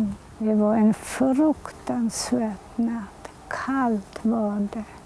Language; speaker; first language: Swedish; non-native, fluent; Polish